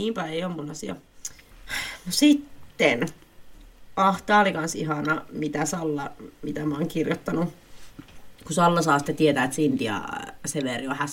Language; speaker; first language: Finnish; native; Finnish